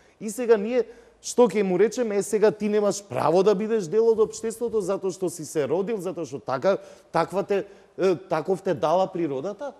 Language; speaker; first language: Macedonian; non-native, local second language; Albanian